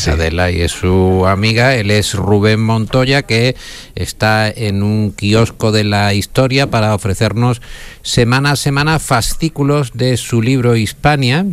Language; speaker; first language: Spanish; native; Spanish